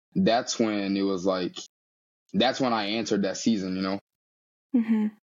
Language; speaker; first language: English; early bilingual, other home language; Portuguese